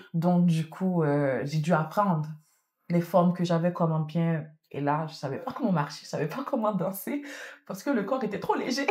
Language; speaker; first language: French; non-native, local second language; Haitian Creole